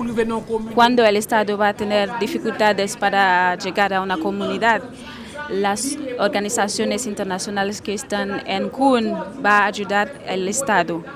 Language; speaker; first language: Spanish; non-native, fluent; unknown